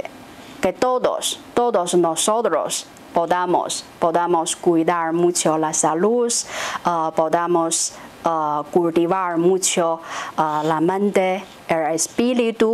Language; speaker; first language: Spanish; non-native, fluent; Chinese